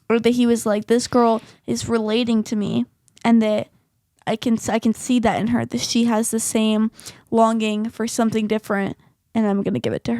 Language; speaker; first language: English; native; English